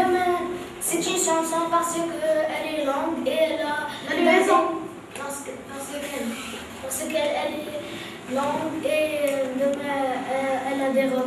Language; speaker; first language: French; non-native, learner; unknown